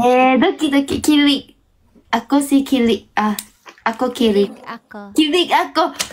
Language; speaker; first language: Filipino; non-native, learner; Japanese